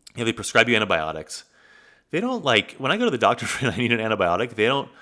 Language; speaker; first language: English; native; English